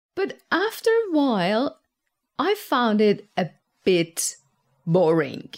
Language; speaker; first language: English; non-native, fluent; Persian